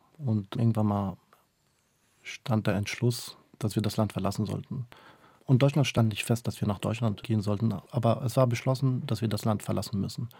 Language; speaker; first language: German; early bilingual, other home language; Kurdish